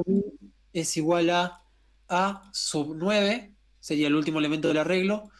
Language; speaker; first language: Spanish; native; Spanish